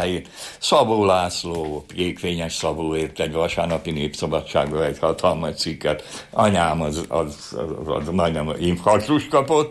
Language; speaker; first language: Hungarian; native; Hungarian